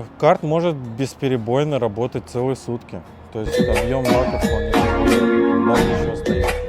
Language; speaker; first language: Russian; native; Russian